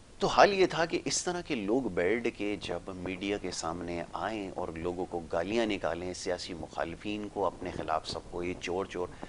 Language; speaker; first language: Urdu; native; Urdu